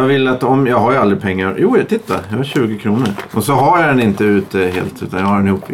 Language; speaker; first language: Swedish; native; Swedish